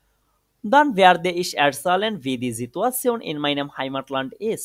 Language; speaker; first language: German; non-native, fluent; Bangla